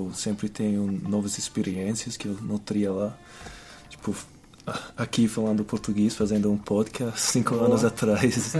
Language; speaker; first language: Portuguese; non-native, fluent; English